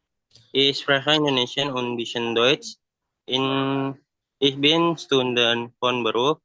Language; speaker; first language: German; non-native, learner; Indonesian